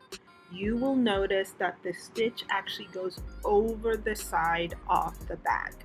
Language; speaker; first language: English; native; English